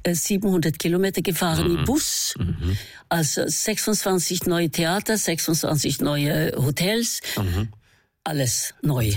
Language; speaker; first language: German; non-native, fluent; Norwegian